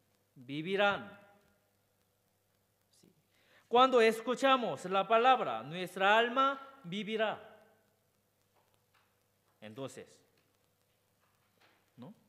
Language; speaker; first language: Spanish; non-native, learner; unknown